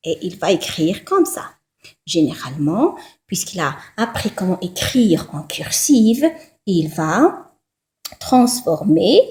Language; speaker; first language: French; non-native, local second language; Arabic